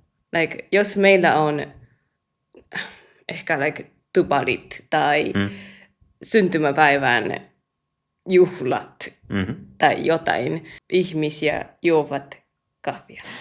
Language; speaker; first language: Finnish; non-native, learner; Japanese